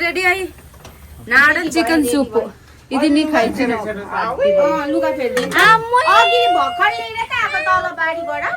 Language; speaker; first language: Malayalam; non-native, learner; Nepali